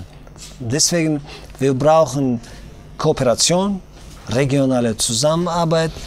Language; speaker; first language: German; non-native, learner; Tajik